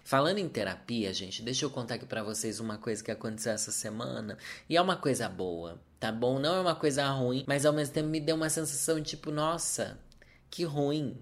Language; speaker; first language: Portuguese; native; Portuguese